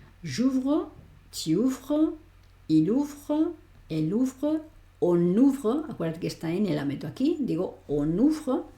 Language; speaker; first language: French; non-native, fluent; Spanish